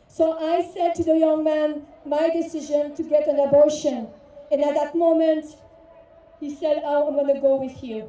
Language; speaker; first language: English; native; English